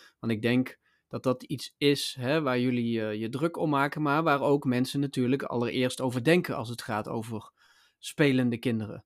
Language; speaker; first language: Dutch; native; Dutch